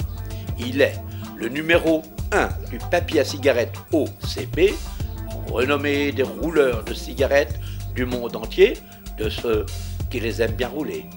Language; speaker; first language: French; native; French